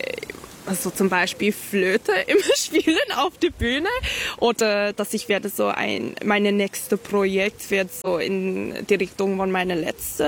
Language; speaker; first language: German; non-native, fluent; English